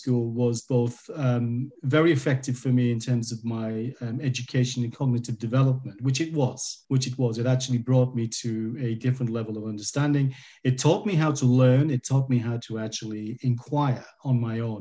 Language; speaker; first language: English; native; English